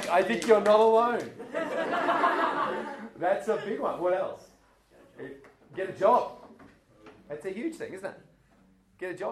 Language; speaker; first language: English; native; English